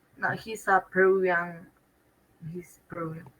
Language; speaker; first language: English; non-native, learner; Spanish